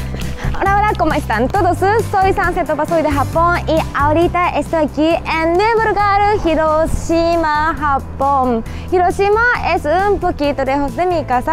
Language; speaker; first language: Spanish; non-native, learner; Japanese